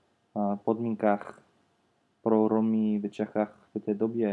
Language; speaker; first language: Czech; non-native, learner; English